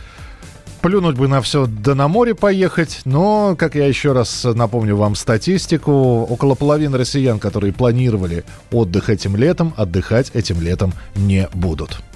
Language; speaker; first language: Russian; native; Russian